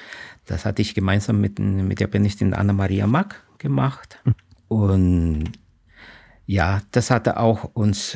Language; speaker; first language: German; non-native, fluent; Spanish